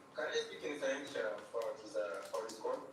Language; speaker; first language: English; non-native, learner; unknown